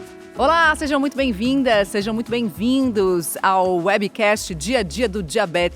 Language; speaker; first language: Portuguese; native; Portuguese